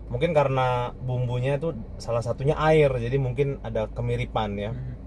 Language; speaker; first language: Indonesian; native; Indonesian